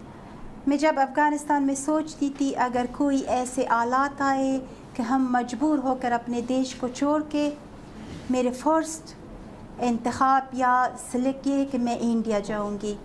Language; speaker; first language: Hindi; non-native, fluent; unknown